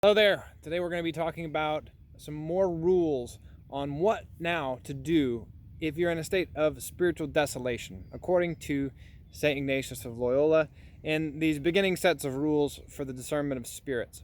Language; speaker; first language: English; native; English